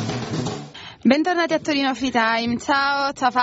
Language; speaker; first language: Italian; native; Italian